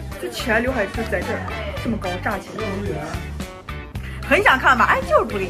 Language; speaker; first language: Chinese; native; Chinese